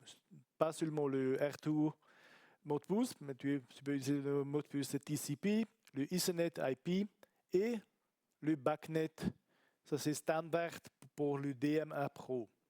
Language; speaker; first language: French; non-native, learner; Italian